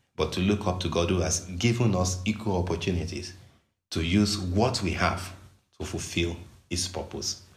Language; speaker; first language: English; non-native, local second language; Yoruba